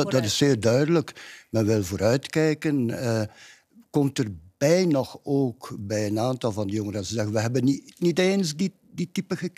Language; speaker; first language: Dutch; native; Dutch